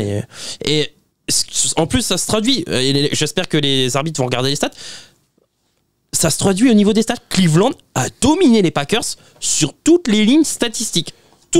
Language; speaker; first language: French; native; French